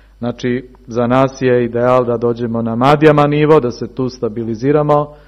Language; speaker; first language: Serbian; early bilingual, heritage; Serbian